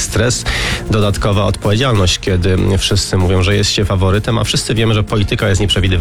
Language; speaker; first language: Polish; native; Polish